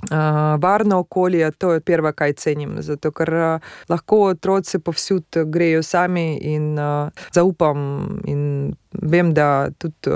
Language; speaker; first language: Slovenian; early bilingual, other home language; Spanish